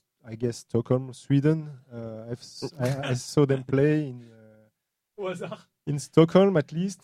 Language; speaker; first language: English; non-native, fluent; French